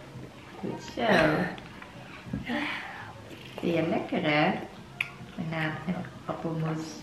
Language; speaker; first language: Dutch; native; Dutch